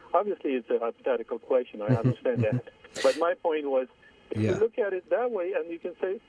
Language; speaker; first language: English; non-native, fluent; Armenian